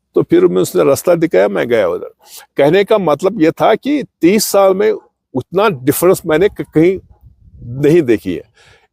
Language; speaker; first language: Urdu; non-native, local second language; Kashmiri